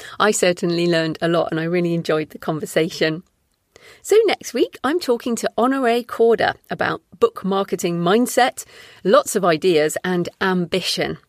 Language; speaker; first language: English; native; English